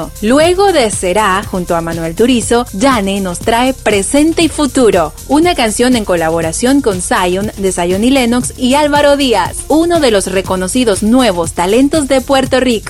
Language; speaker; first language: Spanish; native; Spanish